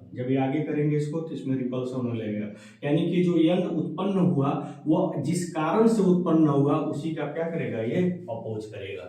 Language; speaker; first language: Hindi; native; Hindi